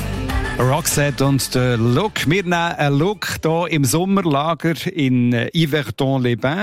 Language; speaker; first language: German; native; German